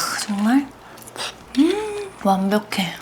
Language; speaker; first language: Korean; native; Korean